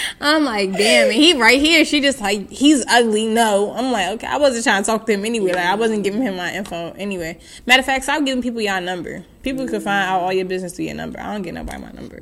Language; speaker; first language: English; native; English